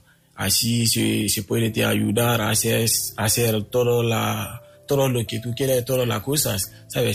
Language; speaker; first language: Spanish; non-native, fluent; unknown